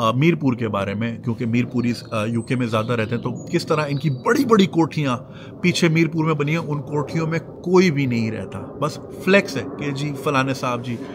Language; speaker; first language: Urdu; native; Urdu